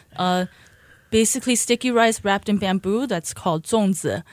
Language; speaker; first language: English; early bilingual, other home language; Chinese